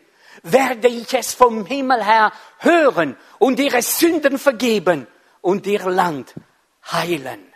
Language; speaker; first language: German; non-native, fluent; Italian